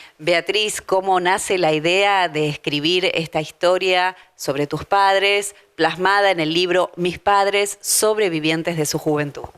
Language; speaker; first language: Spanish; native; Spanish